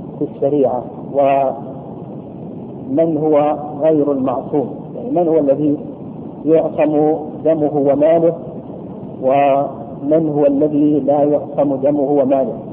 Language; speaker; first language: Arabic; native; Arabic